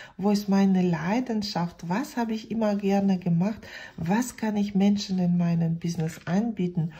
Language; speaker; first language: German; non-native, fluent; Russian